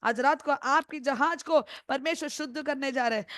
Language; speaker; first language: Hindi; non-native, local second language; Malayalam